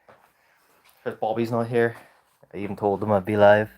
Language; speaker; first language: English; native; English